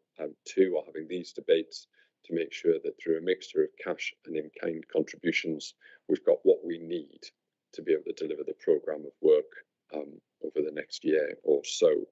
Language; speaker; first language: English; native; English